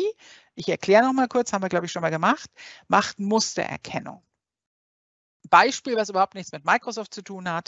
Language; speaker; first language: German; native; German